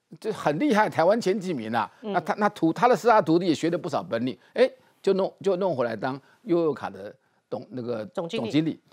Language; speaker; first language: Chinese; native; Chinese